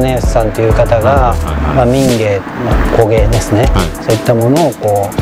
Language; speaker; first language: Japanese; native; Japanese